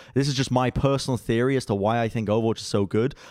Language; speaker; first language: English; native; English